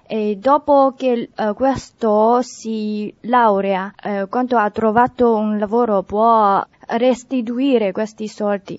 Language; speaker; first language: Italian; non-native, learner; Chinese